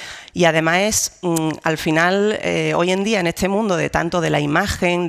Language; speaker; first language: Spanish; native; Spanish